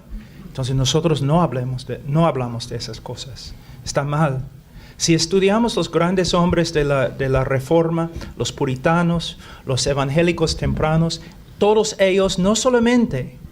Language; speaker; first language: Spanish; non-native, fluent; English